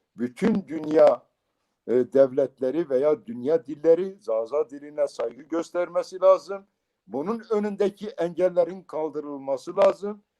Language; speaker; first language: Turkish; non-native, local second language; Kurdish